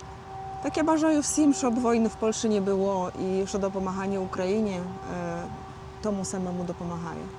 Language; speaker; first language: Ukrainian; non-native, fluent; Polish